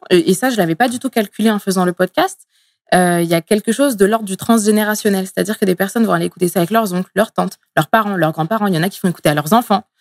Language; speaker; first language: French; early bilingual, other home language; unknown